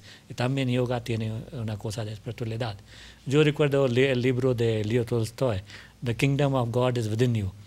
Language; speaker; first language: Spanish; non-native, learner; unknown